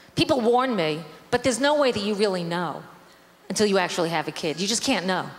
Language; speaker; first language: English; native; English